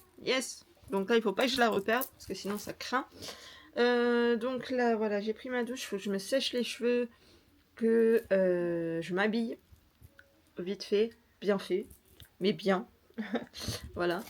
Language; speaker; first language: French; native; French